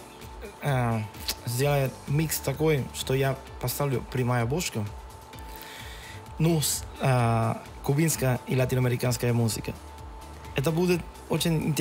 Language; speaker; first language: Russian; non-native, learner; Spanish